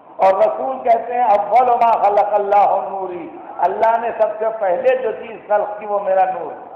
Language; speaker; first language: Urdu; native; Urdu